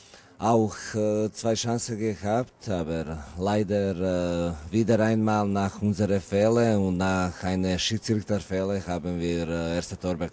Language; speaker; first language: German; non-native, learner; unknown